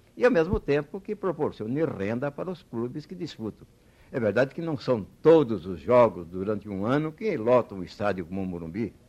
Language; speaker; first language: Portuguese; native; Portuguese